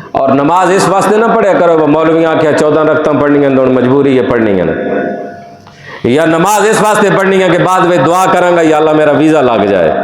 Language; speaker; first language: Urdu; non-native, local second language; Punjabi